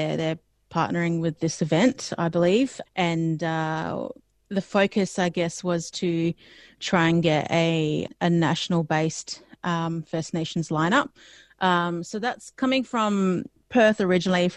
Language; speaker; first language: English; native; English